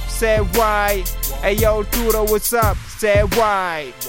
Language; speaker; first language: English; non-native, local second language; Wolof